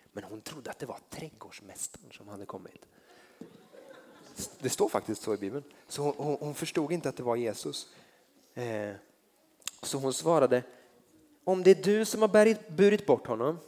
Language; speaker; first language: Swedish; native; Swedish